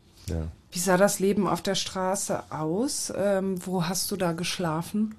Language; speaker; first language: German; native; German